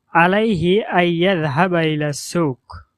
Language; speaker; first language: Arabic; non-native, fluent; Bangla